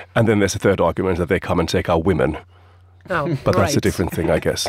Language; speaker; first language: English; non-native, fluent; Finnish